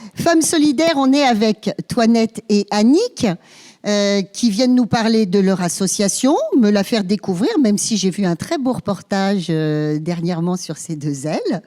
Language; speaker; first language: French; native; French